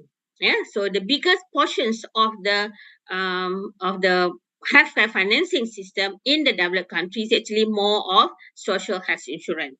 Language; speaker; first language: English; non-native, local second language; Malay